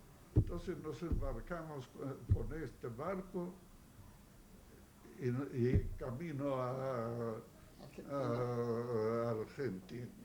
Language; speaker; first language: Spanish; non-native, fluent; Yiddish